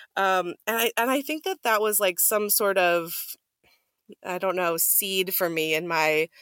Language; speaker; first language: English; native; English